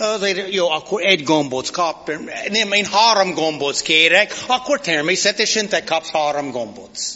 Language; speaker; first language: Hungarian; non-native, fluent; English